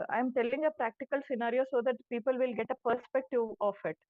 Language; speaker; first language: English; non-native, local second language; Kannada